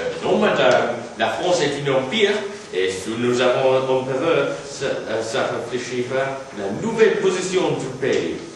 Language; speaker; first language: French; non-native, learner; English